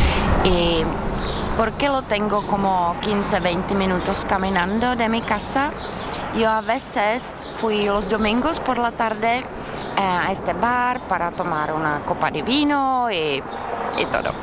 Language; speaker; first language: Spanish; non-native, fluent; Czech